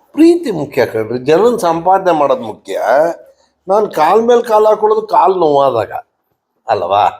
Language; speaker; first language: Kannada; native; Kannada